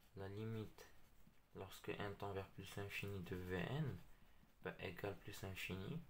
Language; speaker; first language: French; non-native, local second language; Arabic